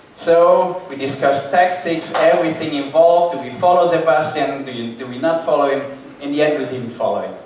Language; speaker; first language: English; non-native, fluent; Dutch